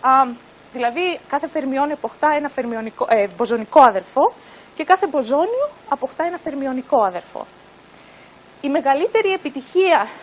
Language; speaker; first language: Greek; native; Greek